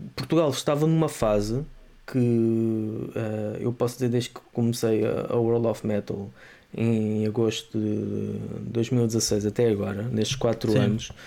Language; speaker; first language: Portuguese; native; Portuguese